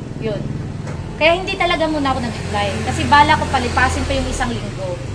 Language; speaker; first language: Filipino; non-native, local second language; Waray